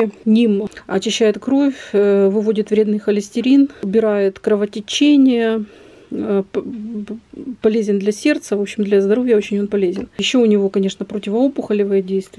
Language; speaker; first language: Russian; native; Russian